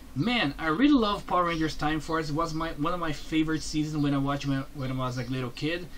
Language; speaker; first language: English; non-native, fluent; Portuguese